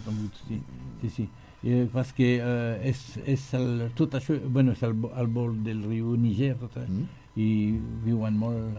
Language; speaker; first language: Catalan; non-native, learner; French